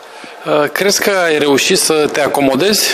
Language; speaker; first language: Romanian; native; Romanian